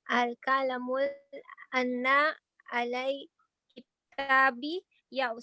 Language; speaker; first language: Arabic; non-native, learner; Filipino